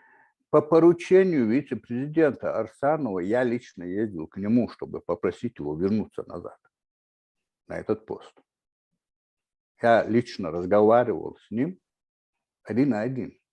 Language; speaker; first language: Russian; non-native, local second language; Chechen